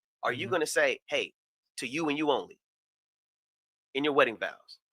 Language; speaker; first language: English; native; English